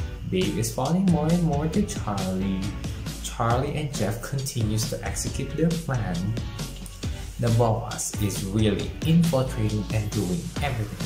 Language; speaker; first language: English; non-native, local second language; Filipino